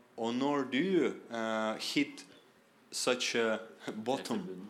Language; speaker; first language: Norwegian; non-native, learner; Russian